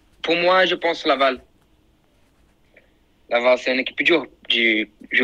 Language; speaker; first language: French; non-native, learner; Portuguese